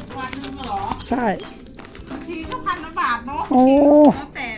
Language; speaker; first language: Thai; native; Thai